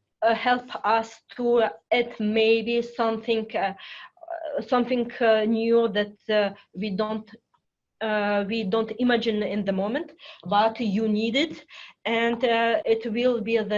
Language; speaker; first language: English; non-native, fluent; French